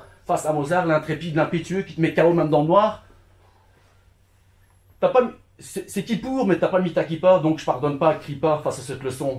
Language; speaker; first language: French; early bilingual, other home language; Turkish